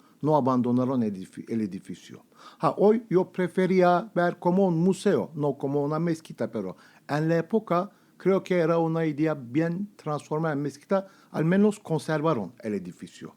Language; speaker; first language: Spanish; non-native, fluent; Turkish